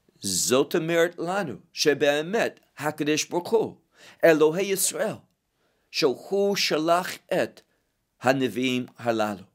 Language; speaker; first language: Hebrew; non-native, fluent; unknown